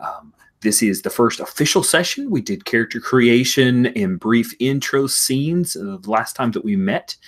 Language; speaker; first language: English; native; English